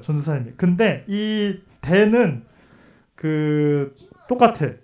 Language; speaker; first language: Korean; native; Korean